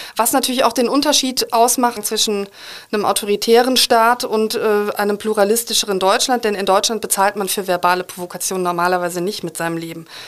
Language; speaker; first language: German; native; German